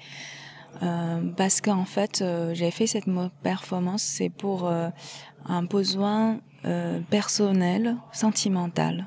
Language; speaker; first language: French; non-native, fluent; Chinese